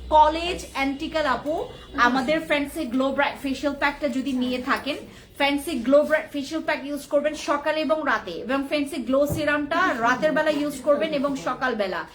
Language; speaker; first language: Bangla; native; Bangla